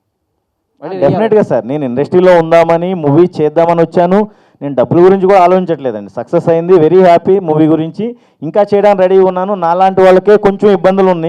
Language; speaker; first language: Telugu; native; Telugu